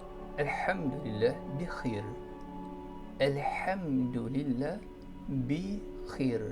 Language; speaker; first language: Arabic; non-native, fluent; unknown